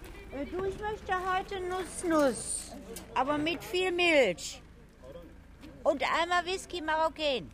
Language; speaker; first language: German; native; German